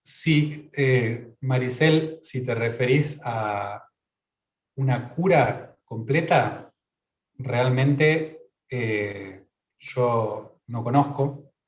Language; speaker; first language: Spanish; native; Spanish